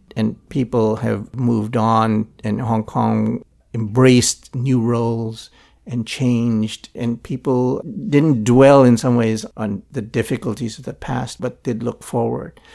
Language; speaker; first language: English; non-native, local second language; Filipino